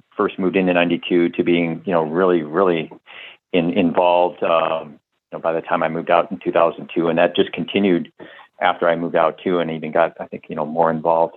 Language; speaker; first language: English; native; English